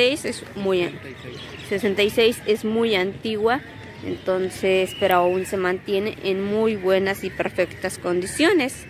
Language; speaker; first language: Spanish; native; Spanish